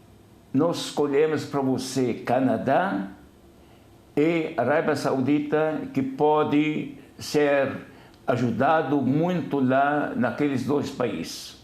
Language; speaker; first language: Portuguese; non-native, fluent; Arabic